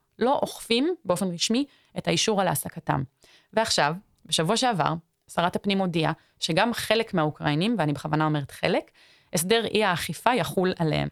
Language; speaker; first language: Hebrew; native; Hebrew